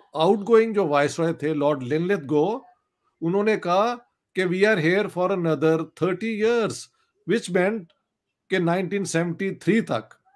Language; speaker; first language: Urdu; non-native, local second language; Punjabi